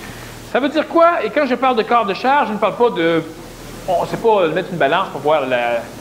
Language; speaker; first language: French; native; French